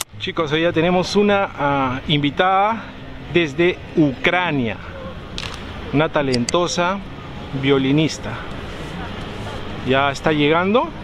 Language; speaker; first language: Spanish; native; Spanish